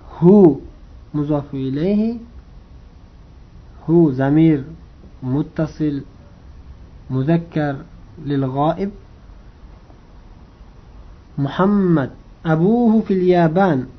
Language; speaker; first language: Arabic; non-native, fluent; Uzbek